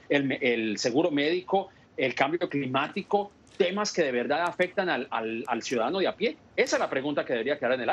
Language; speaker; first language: Spanish; native; Spanish